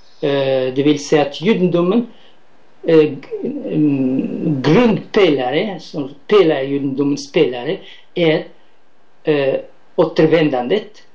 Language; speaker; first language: Swedish; non-native, fluent; Arabic